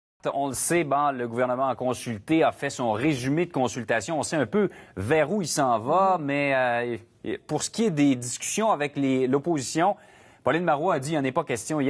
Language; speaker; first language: French; native; French